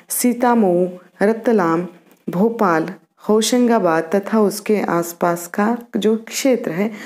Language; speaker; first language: Hindi; non-native, local second language; Marathi